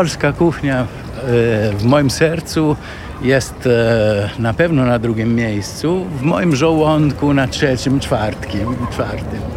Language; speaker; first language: Polish; non-native, fluent; Italian